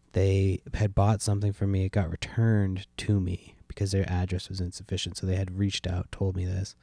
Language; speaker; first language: English; native; English